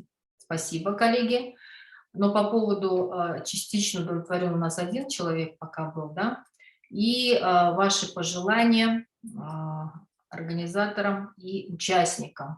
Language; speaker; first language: Russian; native; Russian